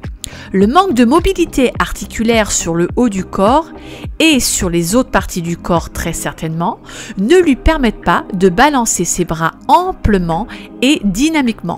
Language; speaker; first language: French; native; French